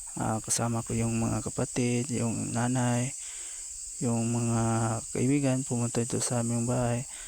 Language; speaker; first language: Filipino; non-native, local second language; Cebuano